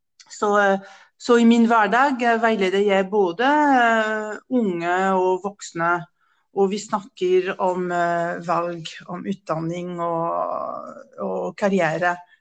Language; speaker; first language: Norwegian; non-native, fluent; French